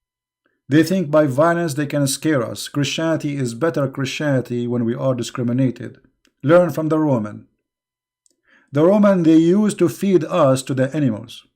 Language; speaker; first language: English; non-native, fluent; Arabic